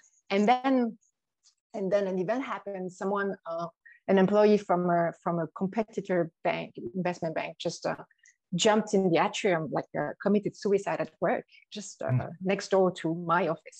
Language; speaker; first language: English; non-native, fluent; French